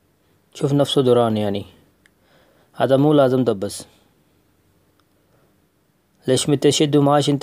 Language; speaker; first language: Arabic; non-native, learner; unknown